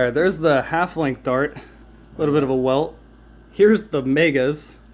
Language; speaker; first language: English; native; English